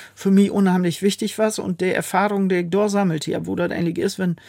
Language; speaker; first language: German; native; German